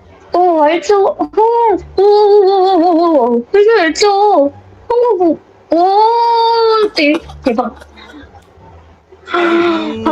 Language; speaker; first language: Korean; non-native, learner; Indonesian